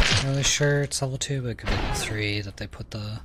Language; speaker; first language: English; native; English